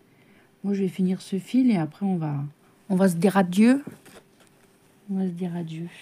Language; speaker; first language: French; native; French